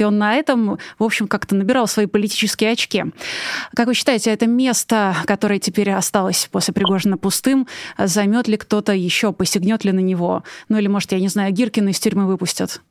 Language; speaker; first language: Russian; native; Russian